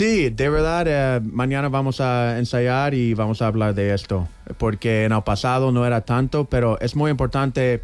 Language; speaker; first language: Spanish; non-native, learner; English